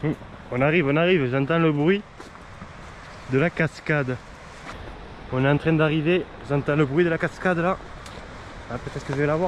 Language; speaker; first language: French; native; French